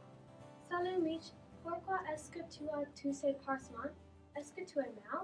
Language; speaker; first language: French; non-native, learner; English